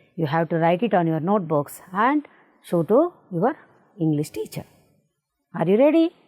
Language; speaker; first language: English; non-native, local second language; Kannada